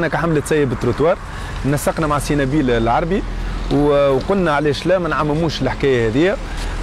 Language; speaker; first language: Arabic; native; Arabic